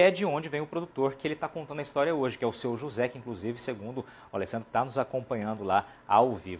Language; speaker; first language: Portuguese; native; Portuguese